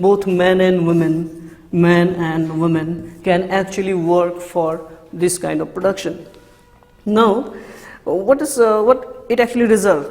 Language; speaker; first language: English; non-native, local second language; Assamese